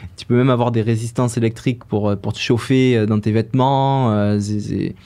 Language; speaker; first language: French; native; French